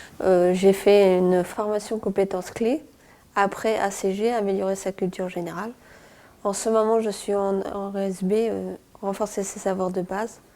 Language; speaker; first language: French; native; French